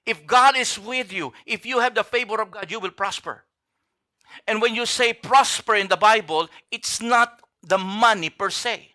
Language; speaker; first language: English; non-native, local second language; Filipino